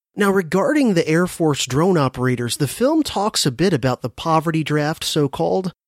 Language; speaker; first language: English; native; English